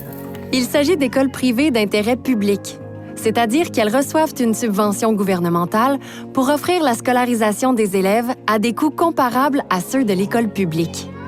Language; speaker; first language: French; native; French